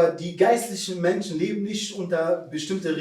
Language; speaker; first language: German; non-native, fluent; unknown